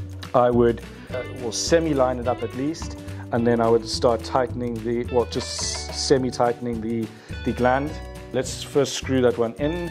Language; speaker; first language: English; native; English